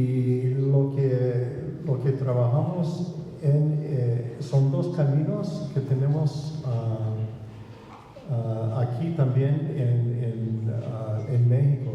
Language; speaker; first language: Spanish; non-native, fluent; English